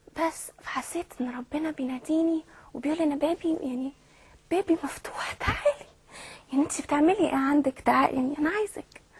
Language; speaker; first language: Arabic; early bilingual, heritage; Arabic